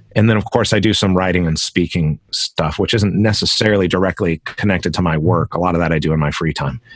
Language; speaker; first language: English; native; English